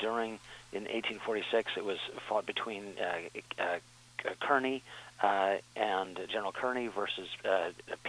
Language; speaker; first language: English; native; English